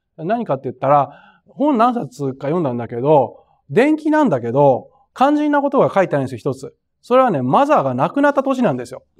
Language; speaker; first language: Japanese; native; Japanese